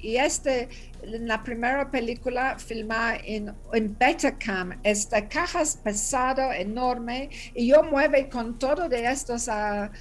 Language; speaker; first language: Spanish; non-native, learner; English